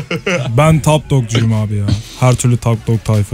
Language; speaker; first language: Turkish; native; Turkish